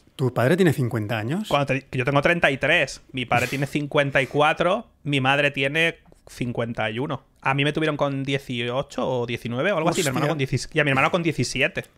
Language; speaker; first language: Spanish; native; Spanish